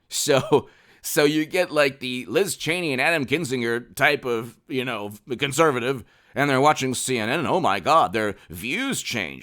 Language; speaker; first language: English; native; English